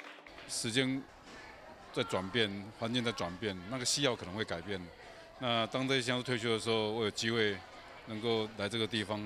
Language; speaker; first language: Chinese; native; Chinese